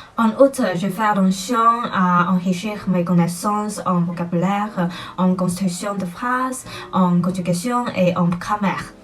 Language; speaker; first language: French; non-native, fluent; Chinese